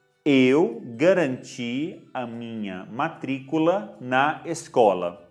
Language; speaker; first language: Portuguese; non-native, fluent; Arabic